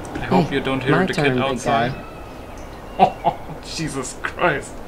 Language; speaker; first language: English; non-native, fluent; German